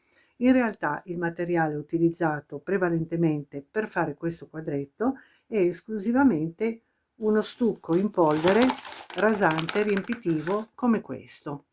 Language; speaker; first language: Italian; native; Italian